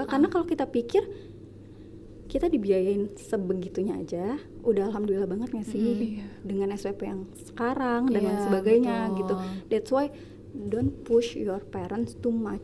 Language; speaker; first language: Indonesian; native; Indonesian